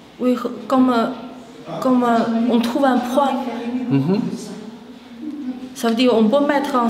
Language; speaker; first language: French; non-native, learner; Chinese